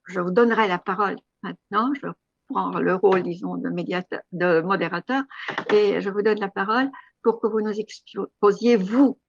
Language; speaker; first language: French; non-native, fluent; Romanian